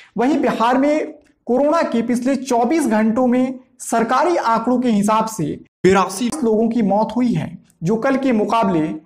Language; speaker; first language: Hindi; native; Hindi